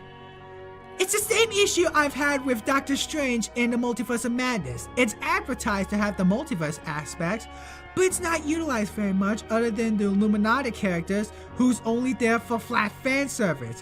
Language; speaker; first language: English; native; English